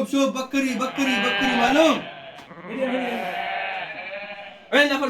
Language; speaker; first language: Arabic; non-native, learner; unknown